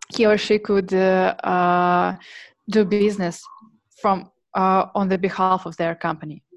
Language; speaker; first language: English; non-native, fluent; Russian